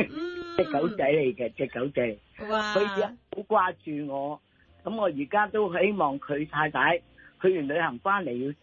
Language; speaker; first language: Cantonese; native; Cantonese